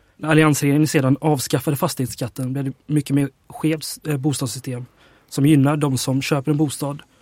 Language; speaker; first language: Swedish; early bilingual, other home language; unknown